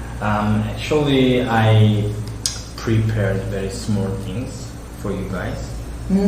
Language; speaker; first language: English; non-native, learner; Korean